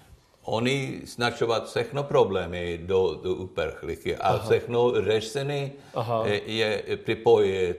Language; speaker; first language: Czech; non-native, learner; Swedish